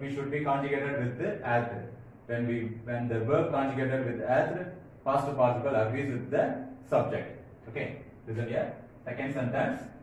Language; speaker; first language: English; non-native, local second language; Tamil